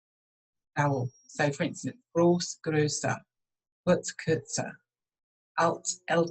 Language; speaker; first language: German; non-native, fluent; English